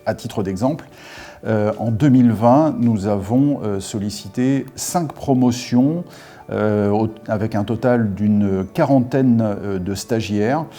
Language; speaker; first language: French; native; French